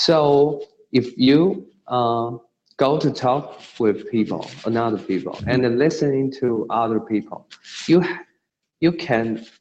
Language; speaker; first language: English; non-native, learner; Chinese